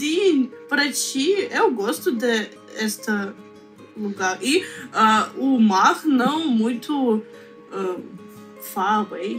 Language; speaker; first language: Portuguese; non-native, learner; Russian